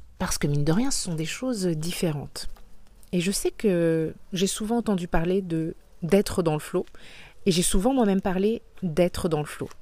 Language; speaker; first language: French; native; French